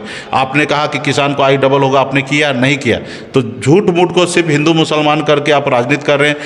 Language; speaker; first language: Hindi; native; Hindi